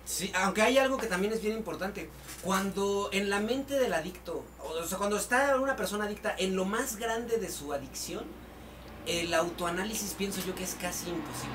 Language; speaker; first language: Spanish; native; Spanish